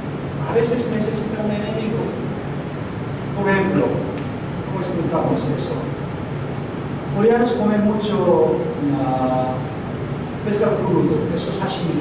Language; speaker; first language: Spanish; non-native, learner; Korean